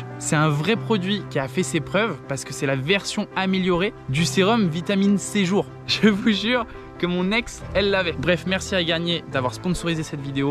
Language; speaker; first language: French; native; French